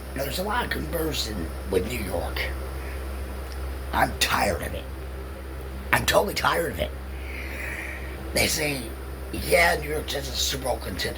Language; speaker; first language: English; native; English